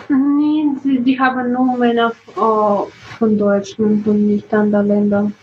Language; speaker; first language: German; non-native, learner; Russian